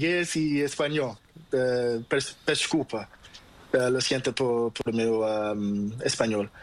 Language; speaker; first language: Spanish; non-native, learner; Portuguese